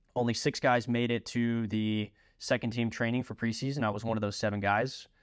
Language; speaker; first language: English; native; English